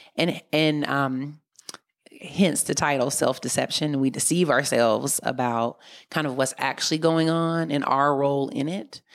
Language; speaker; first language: English; native; English